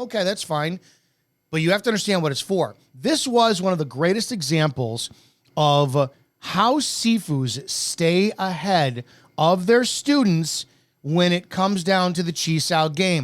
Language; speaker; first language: English; native; English